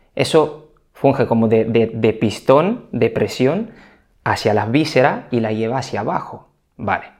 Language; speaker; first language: Spanish; non-native, fluent; Italian